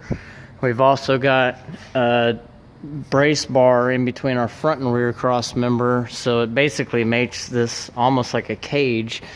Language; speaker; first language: English; native; English